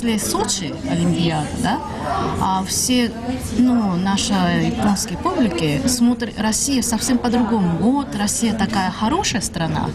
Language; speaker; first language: Russian; non-native, fluent; Japanese